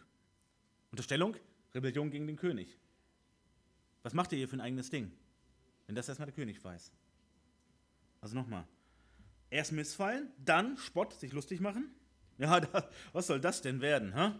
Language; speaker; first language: German; native; German